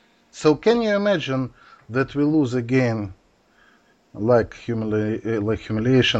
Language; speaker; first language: English; non-native, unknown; Russian